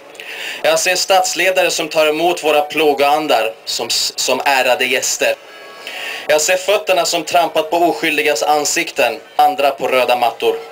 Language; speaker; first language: Swedish; early bilingual, other home language; Persian